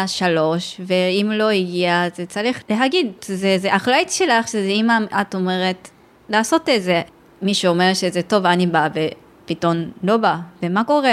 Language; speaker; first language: Hebrew; non-native, learner; Japanese